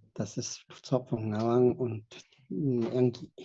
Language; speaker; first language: German; non-native, fluent; Tibetan